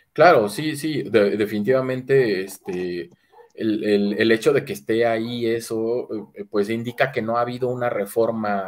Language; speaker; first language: Spanish; native; Spanish